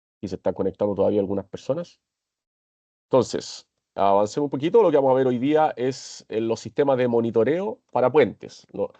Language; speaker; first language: Spanish; native; Spanish